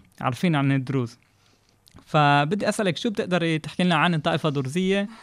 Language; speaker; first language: Arabic; non-native, fluent; Hebrew